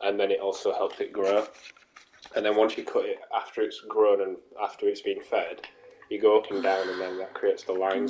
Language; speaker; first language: English; native; English